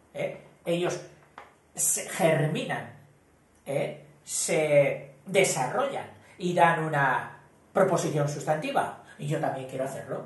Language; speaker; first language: Spanish; native; Spanish